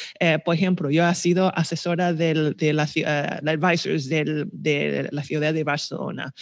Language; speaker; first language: Spanish; non-native, fluent; Chinese